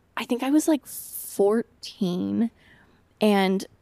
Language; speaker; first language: English; native; English